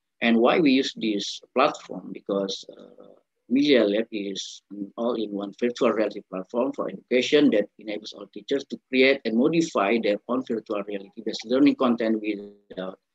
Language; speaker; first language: English; non-native, learner; Indonesian